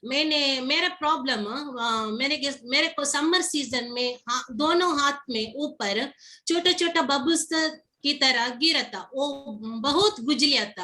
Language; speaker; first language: Hindi; non-native, local second language; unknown